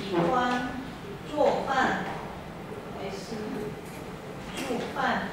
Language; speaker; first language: Chinese; non-native, learner; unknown